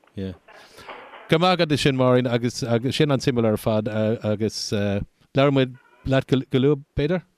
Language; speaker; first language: Irish; non-native, local second language; English